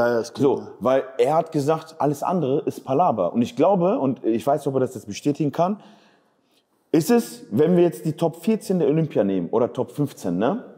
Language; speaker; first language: German; native; German